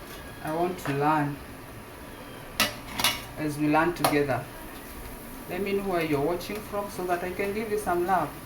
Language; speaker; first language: English; non-native, local second language; Swahili